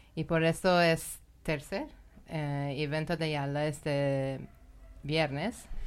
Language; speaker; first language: Spanish; non-native, learner; Persian